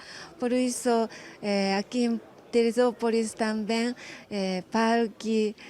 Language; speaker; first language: Portuguese; non-native, learner; Japanese